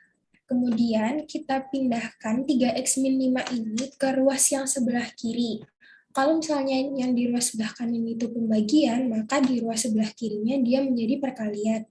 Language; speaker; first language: Indonesian; native; Indonesian